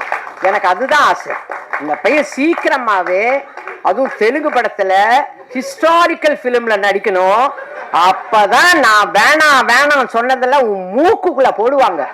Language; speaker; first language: Tamil; native; Tamil